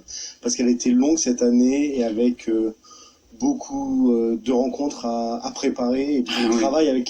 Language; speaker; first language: French; native; French